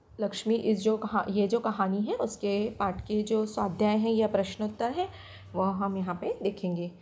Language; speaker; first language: Hindi; non-native, local second language; Marathi